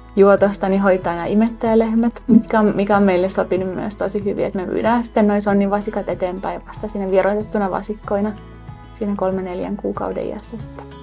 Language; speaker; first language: Finnish; native; Finnish